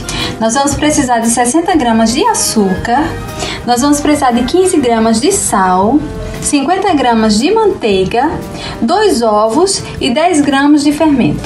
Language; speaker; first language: Portuguese; native; Portuguese